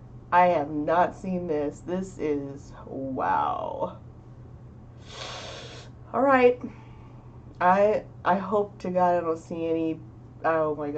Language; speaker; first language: English; native; English